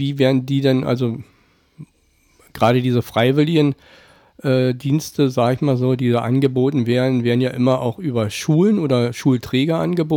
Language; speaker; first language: German; native; German